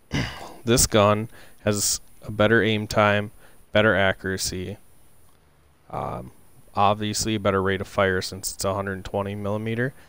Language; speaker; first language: English; native; English